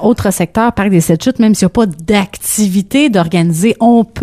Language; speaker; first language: French; native; French